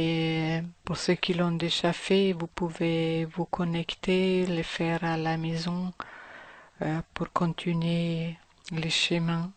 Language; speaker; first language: French; non-native, fluent; German